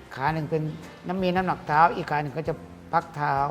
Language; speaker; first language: Thai; native; Thai